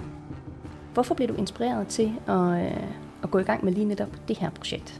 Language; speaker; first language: Danish; native; Danish